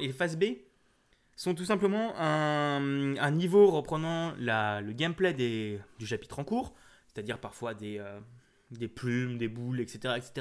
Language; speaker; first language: French; native; French